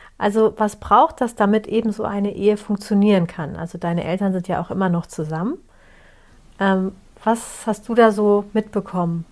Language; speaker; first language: German; early bilingual, other home language; Turkish